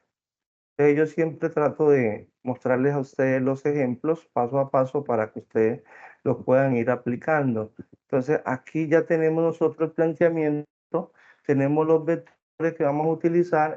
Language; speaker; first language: Spanish; native; Spanish